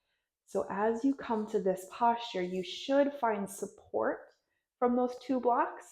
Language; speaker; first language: English; native; English